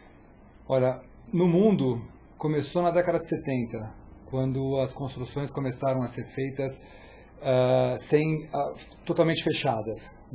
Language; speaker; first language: Portuguese; native; Portuguese